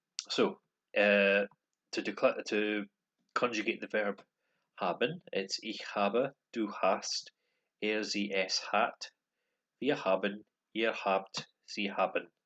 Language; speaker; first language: German; non-native, learner; English